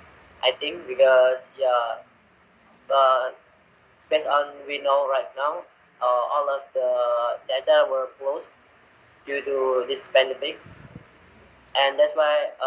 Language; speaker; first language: English; non-native, learner; Indonesian